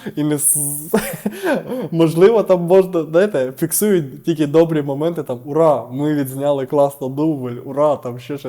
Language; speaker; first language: Ukrainian; native; Ukrainian